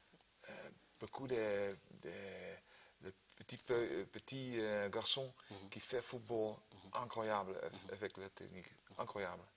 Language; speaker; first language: French; non-native, learner; Dutch